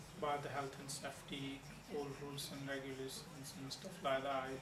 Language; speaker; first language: English; non-native, local second language; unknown